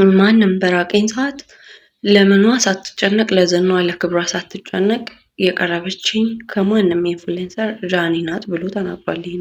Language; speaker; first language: Amharic; native; Amharic